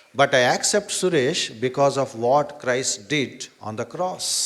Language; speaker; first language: English; non-native, local second language; Telugu